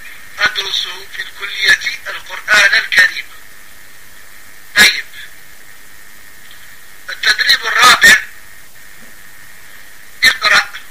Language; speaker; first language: Arabic; non-native, fluent; French